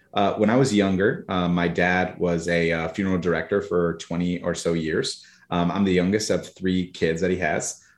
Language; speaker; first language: English; early bilingual, other home language; Polish